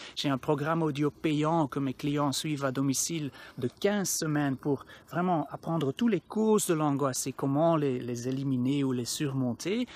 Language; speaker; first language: French; non-native, local second language; Dutch